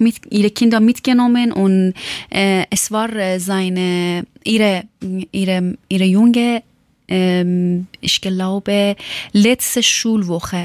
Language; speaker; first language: German; non-native, learner; Persian